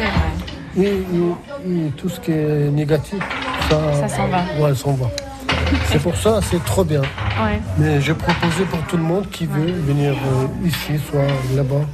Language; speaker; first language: French; non-native, learner; Russian